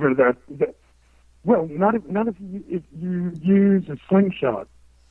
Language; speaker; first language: English; native; English